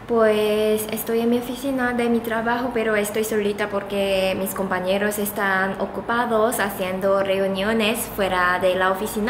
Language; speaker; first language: Spanish; non-native, fluent; Korean